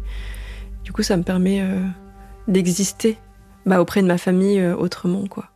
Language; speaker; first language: French; early bilingual, other home language; Indonesian